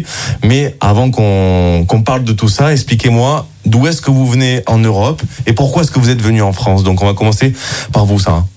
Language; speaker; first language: French; native; French